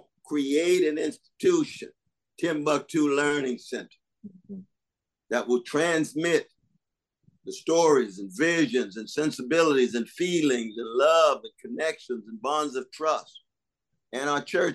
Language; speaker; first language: English; native; English